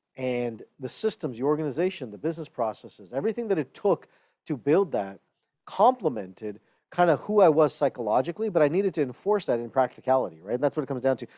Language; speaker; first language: English; early bilingual, other home language; Hindi